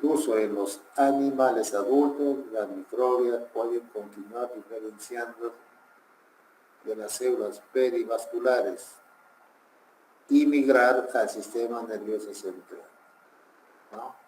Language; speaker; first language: Spanish; native; Spanish